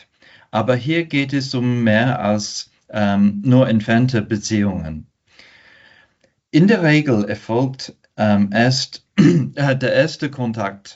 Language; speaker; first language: German; non-native, fluent; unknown